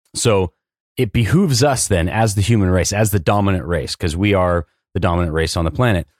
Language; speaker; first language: English; native; English